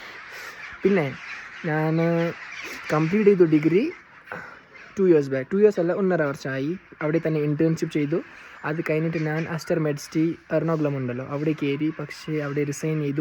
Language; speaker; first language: Malayalam; non-native, local second language; Kashmiri